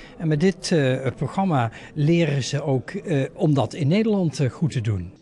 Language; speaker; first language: Dutch; native; Dutch